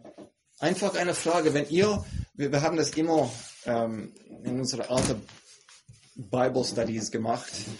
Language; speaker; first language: German; non-native, fluent; English